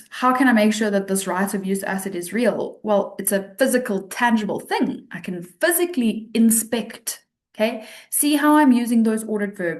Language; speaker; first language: English; native; English